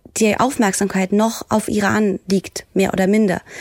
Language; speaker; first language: German; early bilingual, other home language; Persian